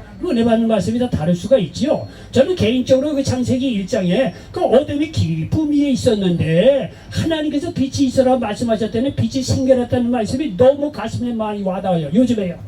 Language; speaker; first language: Korean; native; Korean